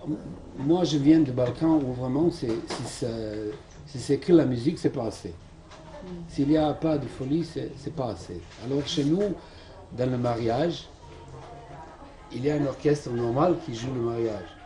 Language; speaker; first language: French; non-native, fluent; Serbian